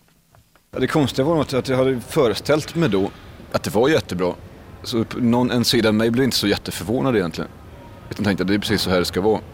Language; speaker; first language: Swedish; native; Swedish